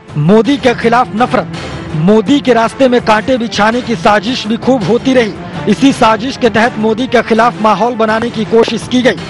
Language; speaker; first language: Hindi; native; Hindi